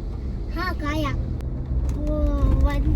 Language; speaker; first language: Hindi; non-native, local second language; Kannada